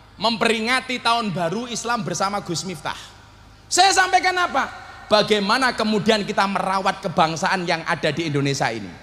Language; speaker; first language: Indonesian; non-native, local second language; Javanese